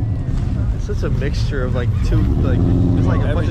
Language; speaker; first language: English; native; English